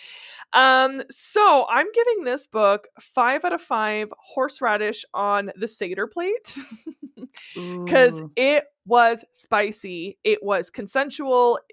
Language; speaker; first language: English; non-native, fluent; French